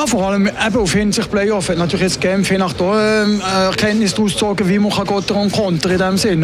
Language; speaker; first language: German; native; German